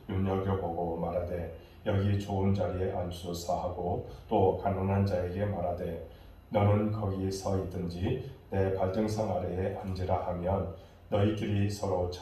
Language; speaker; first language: Korean; native; Korean